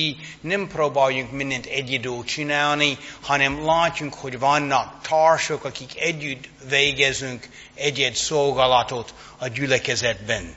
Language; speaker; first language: Hungarian; non-native, fluent; English